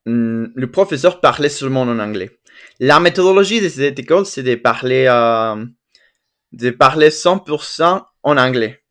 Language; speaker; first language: French; non-native, fluent; Spanish